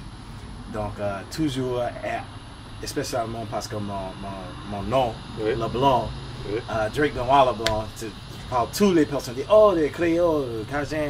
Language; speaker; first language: French; non-native, local second language; English